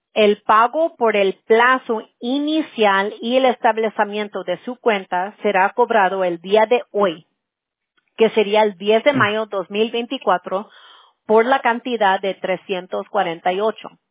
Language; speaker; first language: Spanish; early bilingual, heritage; Spanish